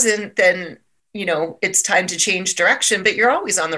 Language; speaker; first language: English; native; English